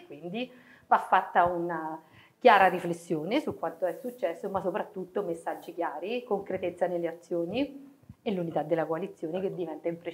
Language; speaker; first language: Italian; native; Italian